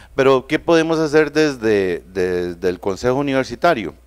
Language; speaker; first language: Spanish; native; Spanish